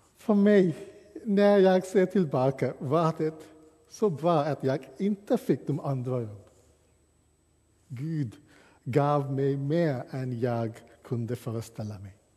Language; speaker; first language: Swedish; non-native, fluent; English